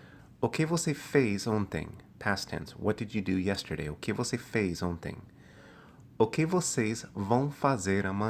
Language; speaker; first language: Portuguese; non-native, fluent; English